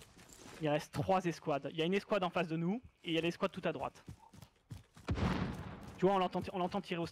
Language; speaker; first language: French; native; French